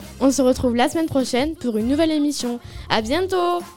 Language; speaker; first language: French; native; French